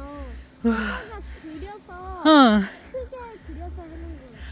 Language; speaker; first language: Korean; native; Korean